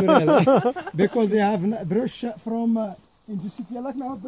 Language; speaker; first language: English; non-native, learner; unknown